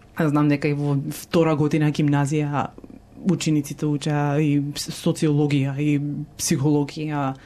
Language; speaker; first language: Macedonian; early bilingual, heritage; Macedonian